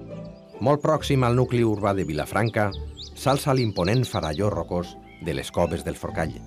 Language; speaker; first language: Catalan; native; Catalan